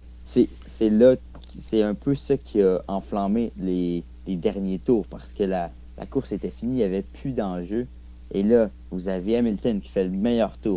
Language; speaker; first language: French; native; French